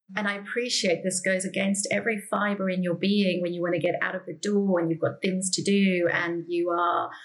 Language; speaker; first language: English; native; English